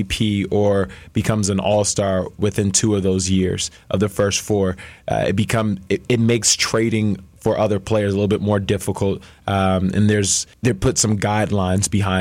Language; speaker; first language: English; native; English